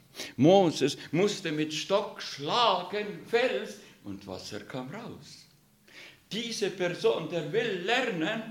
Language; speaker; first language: German; non-native, fluent; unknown